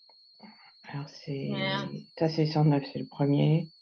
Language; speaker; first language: French; native; French